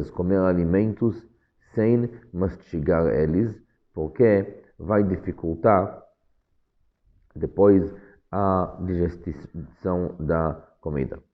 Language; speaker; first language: Portuguese; non-native, fluent; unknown